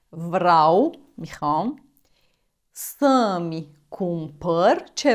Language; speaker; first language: Romanian; non-native, learner; Persian